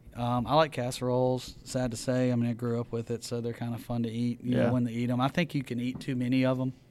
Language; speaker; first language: English; native; English